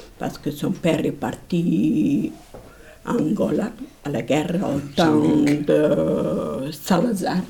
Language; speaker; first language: French; non-native, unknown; Portuguese